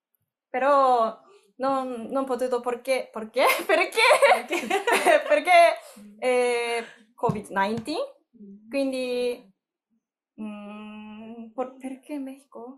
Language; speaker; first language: Italian; non-native, learner; Japanese